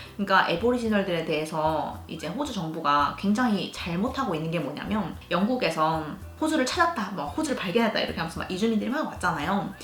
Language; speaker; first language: Korean; native; Korean